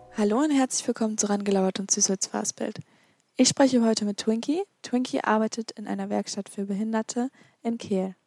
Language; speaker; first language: German; native; German